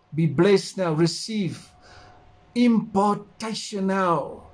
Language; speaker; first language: English; non-native, local second language; Afrikaans